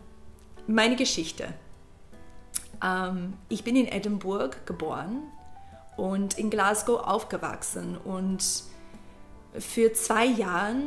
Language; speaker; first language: German; non-native, learner; English